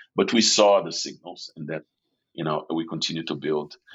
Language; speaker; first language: English; non-native, fluent; Portuguese